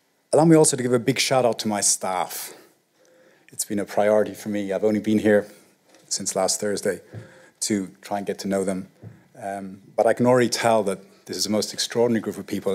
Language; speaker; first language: English; native; English